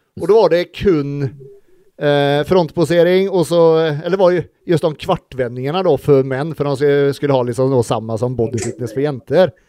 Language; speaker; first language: Norwegian; native; Norwegian